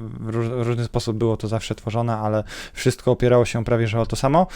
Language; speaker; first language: Polish; native; Polish